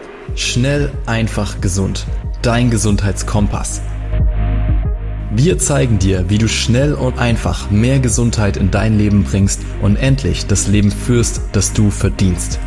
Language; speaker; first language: German; native; German